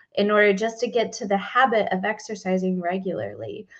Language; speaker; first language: English; native; English